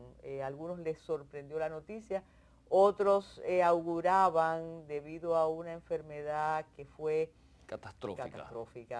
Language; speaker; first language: Spanish; native; Spanish